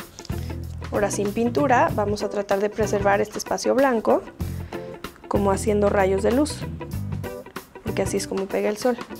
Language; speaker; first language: Spanish; native; Spanish